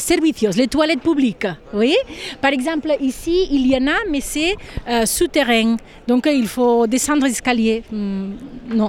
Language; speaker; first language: French; non-native, fluent; Catalan